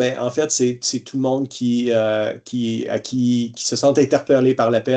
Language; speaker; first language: French; native; French